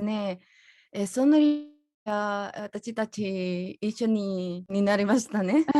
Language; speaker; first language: Japanese; non-native, learner; Spanish